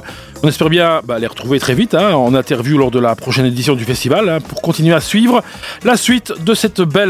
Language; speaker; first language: French; native; French